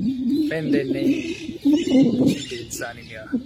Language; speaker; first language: Turkish; non-native, fluent; Hindi